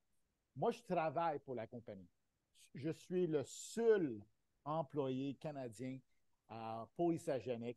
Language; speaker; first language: French; non-native, local second language; Italian